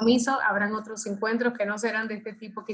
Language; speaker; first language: Spanish; native; Spanish